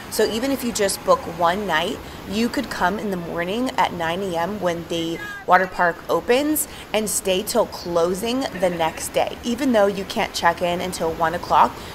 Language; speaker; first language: English; native; English